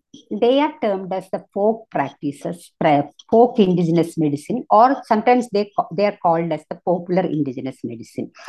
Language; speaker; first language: English; non-native, local second language; Malayalam